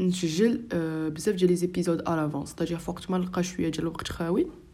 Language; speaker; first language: French; non-native, local second language; Arabic